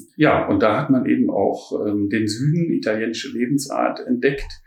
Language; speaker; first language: German; native; German